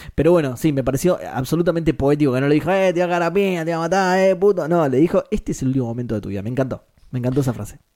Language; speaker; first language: Spanish; native; Spanish